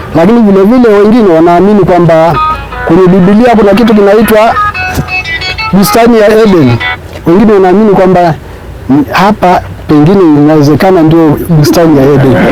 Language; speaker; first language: Swahili; non-native, local second language; Masai